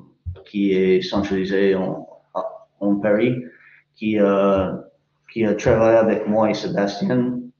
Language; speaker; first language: French; non-native, fluent; English